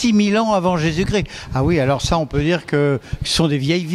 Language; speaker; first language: French; native; French